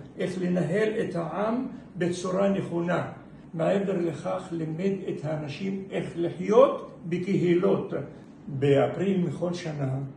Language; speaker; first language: Hebrew; non-native, local second language; Arabic